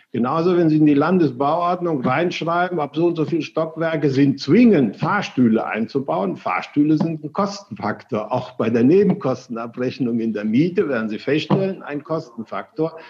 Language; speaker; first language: German; early bilingual, other home language; Spanish